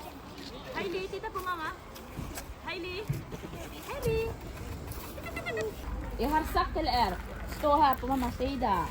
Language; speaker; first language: Swedish; non-native, fluent; Cebuano